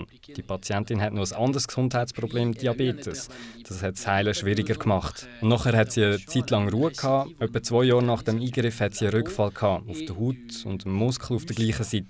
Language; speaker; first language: German; non-native, fluent; French